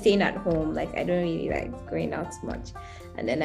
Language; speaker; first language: English; non-native, local second language; Hausa